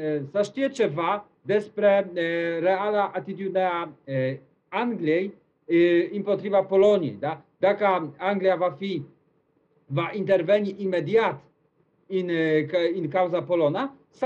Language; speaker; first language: Romanian; non-native, learner; Polish